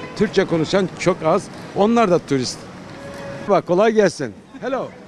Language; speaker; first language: Turkish; native; Turkish